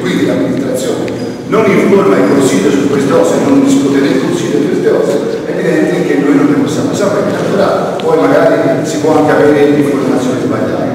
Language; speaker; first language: Italian; native; Italian